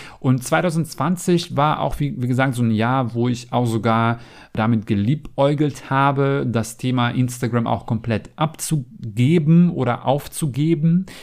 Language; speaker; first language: German; non-native, fluent; Macedonian